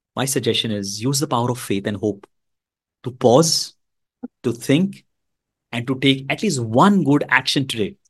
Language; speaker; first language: English; non-native, local second language; Hindi